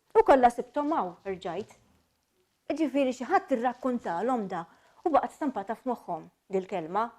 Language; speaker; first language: Maltese; native; Maltese